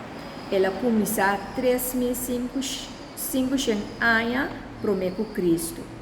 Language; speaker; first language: Portuguese; non-native, learner; Papiamento